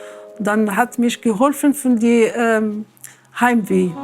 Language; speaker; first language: German; non-native, learner; Arabic